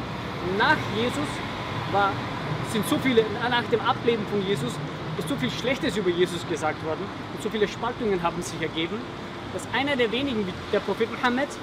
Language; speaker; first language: German; early bilingual, other home language; Bosnian